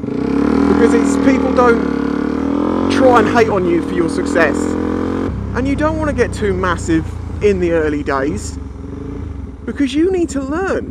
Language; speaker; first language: English; native; English